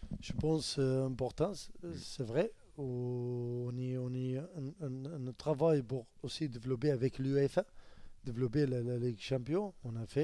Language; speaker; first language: French; non-native, learner; Arabic